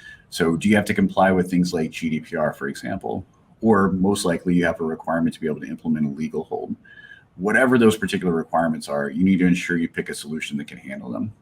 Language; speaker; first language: English; native; English